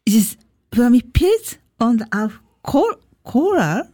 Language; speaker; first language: German; non-native, learner; Japanese